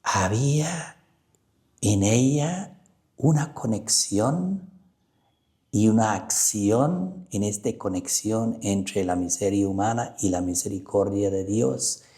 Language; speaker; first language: Spanish; non-native, fluent; English